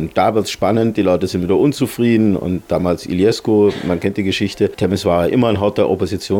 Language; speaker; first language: German; native; German